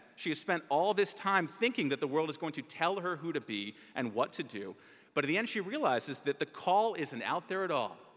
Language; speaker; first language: English; native; English